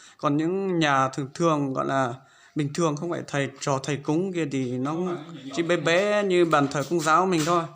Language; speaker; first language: Vietnamese; non-native, local second language; Hmong